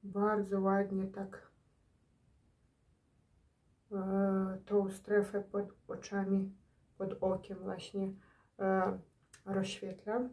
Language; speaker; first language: Polish; non-native, learner; Ukrainian